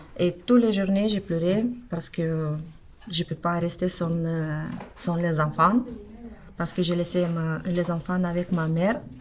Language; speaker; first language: French; non-native, learner; Romanian